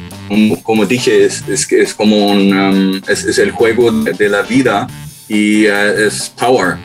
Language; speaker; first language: Spanish; non-native, learner; German